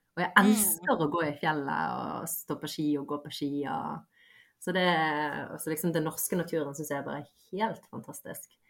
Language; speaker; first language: Norwegian; early bilingual, other home language; Bosnian